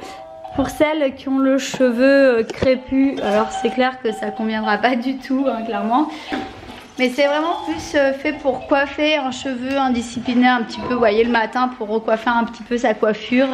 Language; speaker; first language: French; native; French